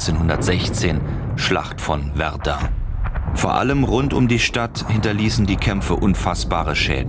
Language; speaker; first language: German; native; German